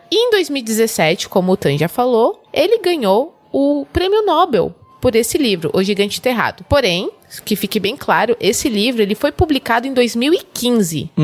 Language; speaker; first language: Portuguese; native; Portuguese